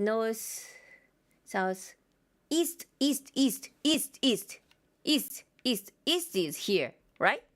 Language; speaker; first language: English; non-native, learner; Japanese